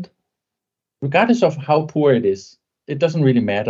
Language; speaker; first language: English; non-native, fluent; Danish